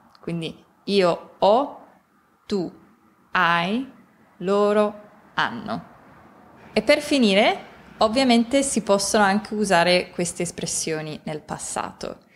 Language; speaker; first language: Italian; native; Italian